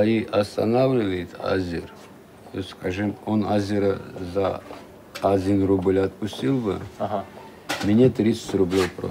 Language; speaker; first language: Russian; non-native, local second language; Armenian